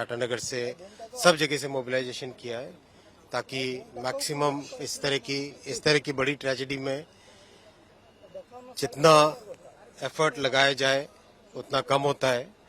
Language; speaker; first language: Hindi; native; Hindi